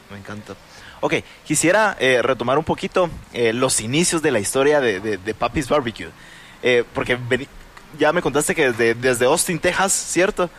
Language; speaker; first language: Spanish; native; Spanish